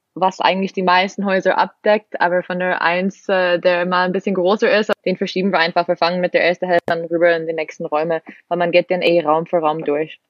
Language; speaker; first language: German; non-native, fluent; English